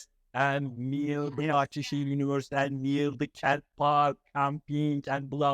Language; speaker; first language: English; non-native, fluent; Turkish